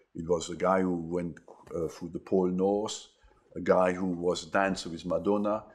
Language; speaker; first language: English; non-native, fluent; French